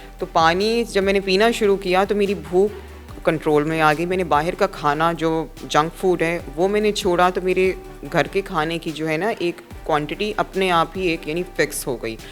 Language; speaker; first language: Urdu; non-native, local second language; Punjabi